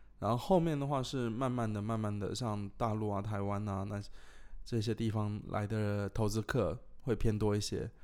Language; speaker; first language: Chinese; early bilingual, heritage; Chinese